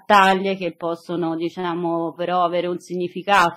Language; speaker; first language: Italian; native; Italian